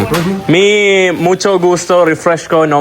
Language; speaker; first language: Spanish; non-native, learner; Malayalam